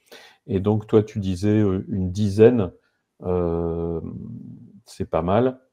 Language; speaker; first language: French; native; French